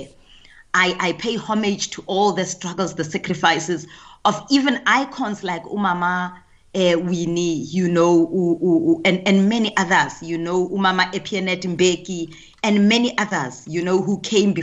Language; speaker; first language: English; non-native, local second language; Tswana